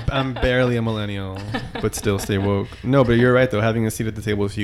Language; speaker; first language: English; native; English